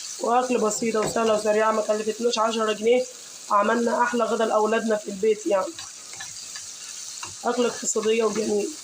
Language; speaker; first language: Arabic; native; Arabic